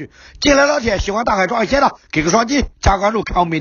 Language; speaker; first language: Chinese; native; Chinese